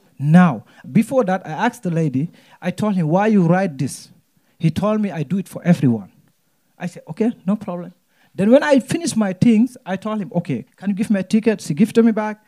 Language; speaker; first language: English; non-native, local second language; Wolof